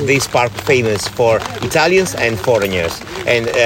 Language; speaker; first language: English; non-native, fluent; Italian